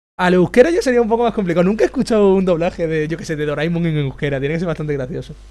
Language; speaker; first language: Spanish; native; Spanish